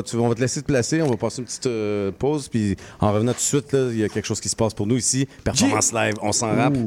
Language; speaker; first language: French; native; French